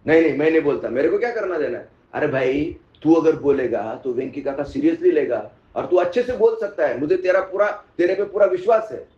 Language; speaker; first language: Hindi; non-native, local second language; Marathi